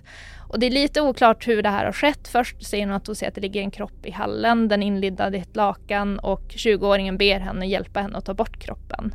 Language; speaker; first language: Swedish; native; Swedish